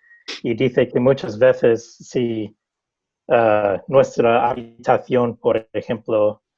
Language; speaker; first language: Spanish; non-native, fluent; English